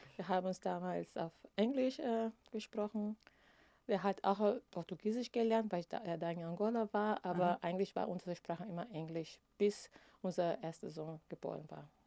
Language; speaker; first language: German; non-native, fluent; Portuguese